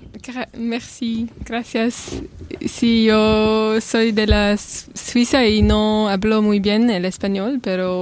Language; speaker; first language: Spanish; non-native, learner; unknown